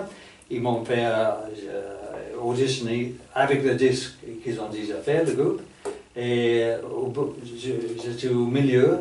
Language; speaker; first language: French; non-native, fluent; English